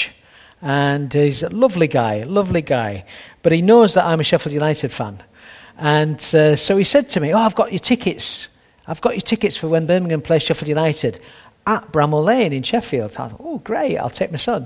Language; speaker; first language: English; native; English